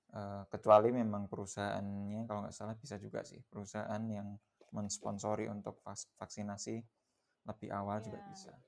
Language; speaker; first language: Indonesian; native; Indonesian